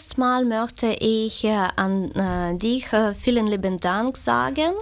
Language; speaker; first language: German; non-native, fluent; Ukrainian